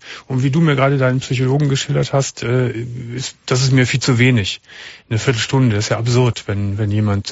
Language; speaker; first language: German; native; German